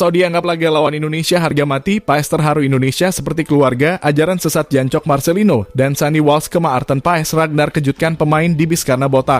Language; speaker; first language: Indonesian; native; Indonesian